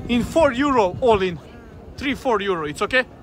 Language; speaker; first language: English; non-native, learner; Serbian